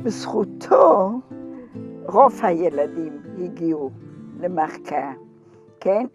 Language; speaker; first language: Hebrew; non-native, fluent; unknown